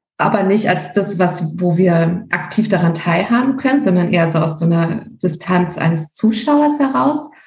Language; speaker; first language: German; native; German